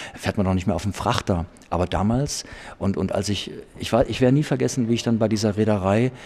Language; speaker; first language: German; native; German